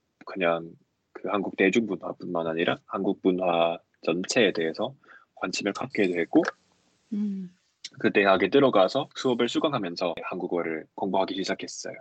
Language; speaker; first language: Korean; non-native, fluent; English